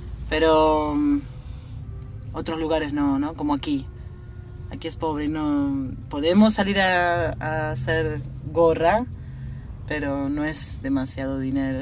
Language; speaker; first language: Spanish; native; Spanish